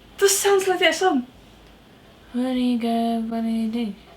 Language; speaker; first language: English; native; English